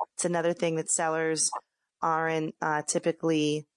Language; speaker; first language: English; native; English